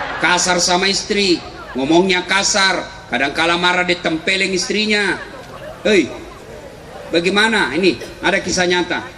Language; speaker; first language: Indonesian; non-native, local second language; Buginese